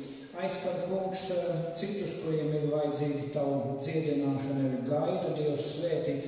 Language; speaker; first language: Latvian; native; Latvian